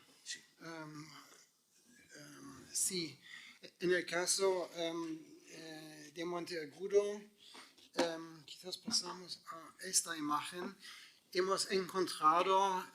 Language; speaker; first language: Spanish; non-native, fluent; German